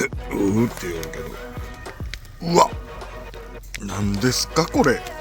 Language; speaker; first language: Japanese; native; Japanese